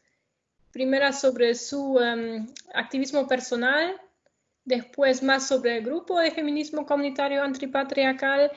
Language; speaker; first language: Spanish; non-native, fluent; German